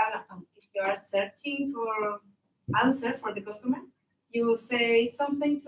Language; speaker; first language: English; non-native, learner; Spanish